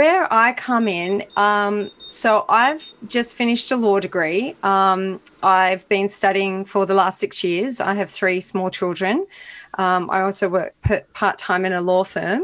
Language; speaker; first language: English; native; English